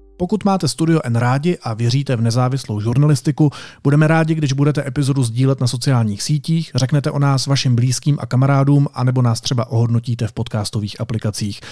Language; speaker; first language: Czech; native; Czech